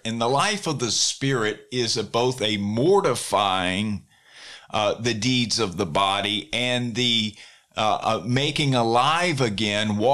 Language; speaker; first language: English; native; English